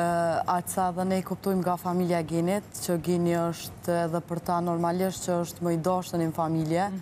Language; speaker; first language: Albanian; native; Albanian